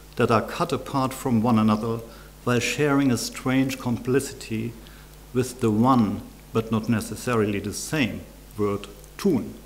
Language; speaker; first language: English; non-native, fluent; German